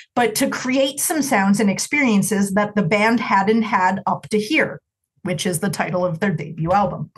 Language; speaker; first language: English; native; English